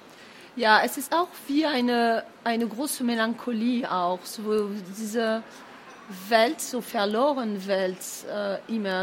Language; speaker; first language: German; non-native, fluent; French